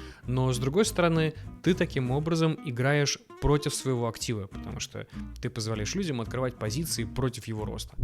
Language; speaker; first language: Russian; native; Russian